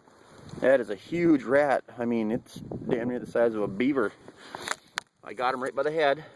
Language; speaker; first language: English; native; English